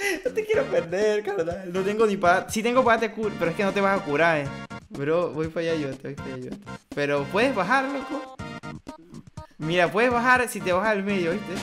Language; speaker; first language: Spanish; native; Spanish